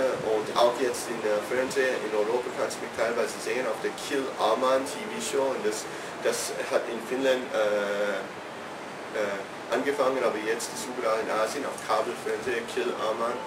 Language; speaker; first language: German; non-native, fluent; English